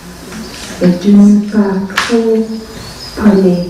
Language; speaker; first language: French; non-native, fluent; Vietnamese